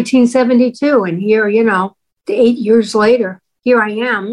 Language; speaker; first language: English; native; English